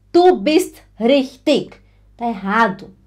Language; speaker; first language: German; non-native, fluent; Portuguese